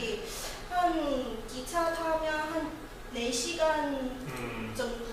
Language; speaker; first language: Korean; non-native, learner; Chinese